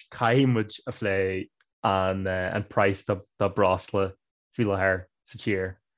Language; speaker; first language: Irish; native; Irish